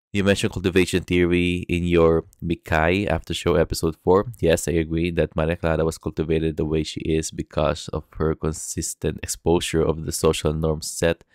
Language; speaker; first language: English; non-native, local second language; Filipino